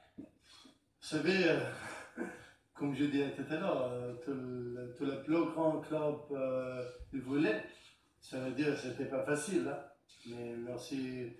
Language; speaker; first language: French; non-native, learner; Arabic